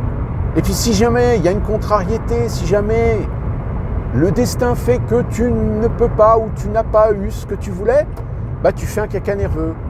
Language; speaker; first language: French; native; French